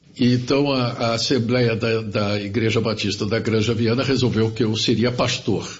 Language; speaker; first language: Portuguese; early bilingual, other home language; German